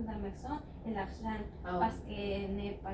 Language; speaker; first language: French; non-native, learner; Spanish